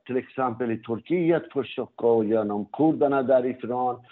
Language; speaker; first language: Swedish; non-native, fluent; Persian